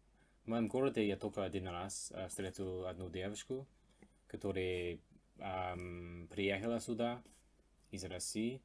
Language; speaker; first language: Russian; non-native, fluent; English